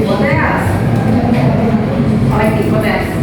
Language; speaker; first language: English; non-native, learner; Indonesian